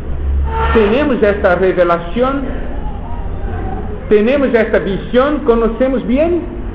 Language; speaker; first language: Spanish; non-native, fluent; Portuguese